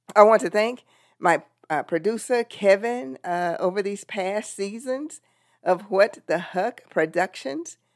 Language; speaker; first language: English; native; English